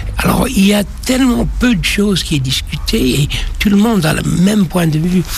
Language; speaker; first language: French; non-native, fluent; English